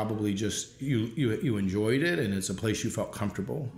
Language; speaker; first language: English; native; English